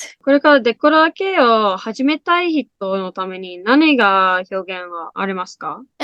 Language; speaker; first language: Japanese; non-native, learner; English